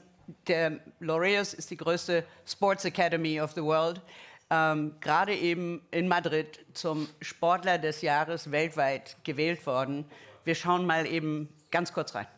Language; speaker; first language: German; native; German